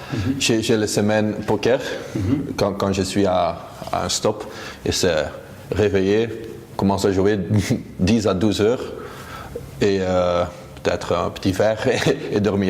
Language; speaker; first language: French; non-native, local second language; Dutch